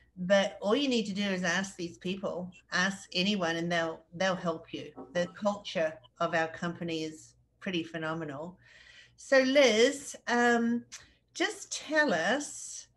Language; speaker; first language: English; native; English